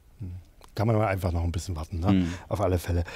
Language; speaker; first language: German; native; German